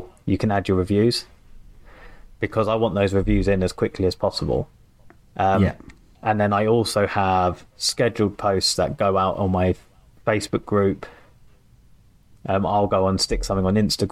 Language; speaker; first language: English; native; English